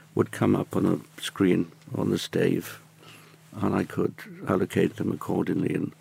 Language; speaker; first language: English; native; English